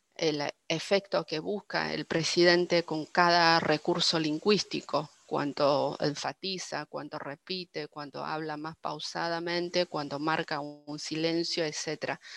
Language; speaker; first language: Spanish; non-native, fluent; Chinese